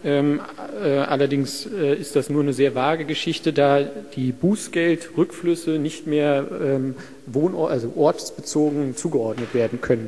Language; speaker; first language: German; native; German